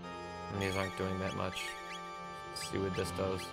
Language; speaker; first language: English; native; English